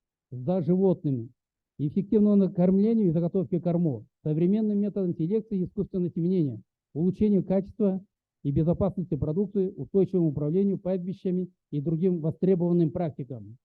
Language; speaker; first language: Russian; native; Russian